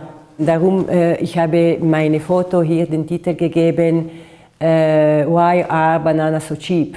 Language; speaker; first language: German; non-native, fluent; Italian